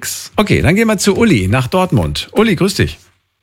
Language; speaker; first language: German; native; German